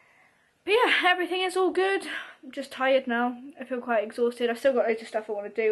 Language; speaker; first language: English; native; English